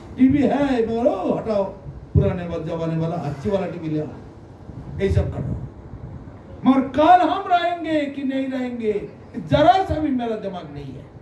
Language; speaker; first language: Hindi; non-native, local second language; Bangla